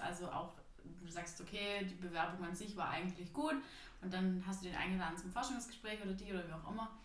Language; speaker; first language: German; native; German